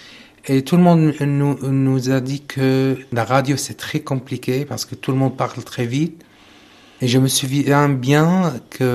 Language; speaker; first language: French; non-native, learner; Arabic